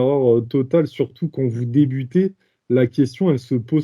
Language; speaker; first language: French; native; French